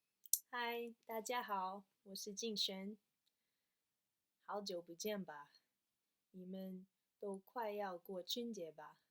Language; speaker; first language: Chinese; non-native, learner; English